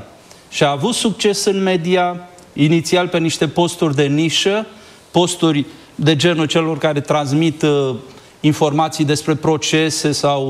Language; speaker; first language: Romanian; native; Romanian